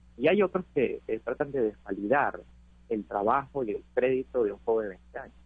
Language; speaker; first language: Spanish; native; Spanish